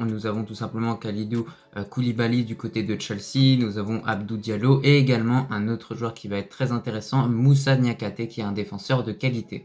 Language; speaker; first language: French; native; French